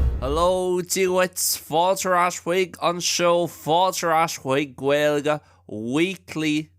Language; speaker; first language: Irish; non-native, local second language; English